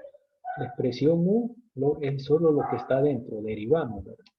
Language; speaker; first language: Spanish; native; Spanish